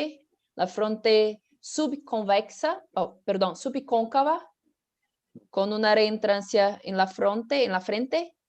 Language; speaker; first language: Spanish; non-native, fluent; Portuguese